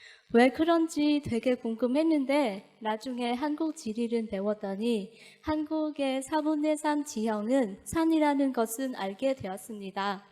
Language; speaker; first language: Korean; non-native, fluent; Vietnamese